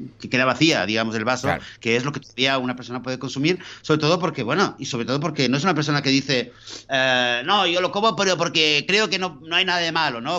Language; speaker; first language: Spanish; native; Spanish